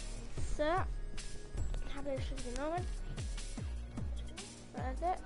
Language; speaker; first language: German; early bilingual, other home language; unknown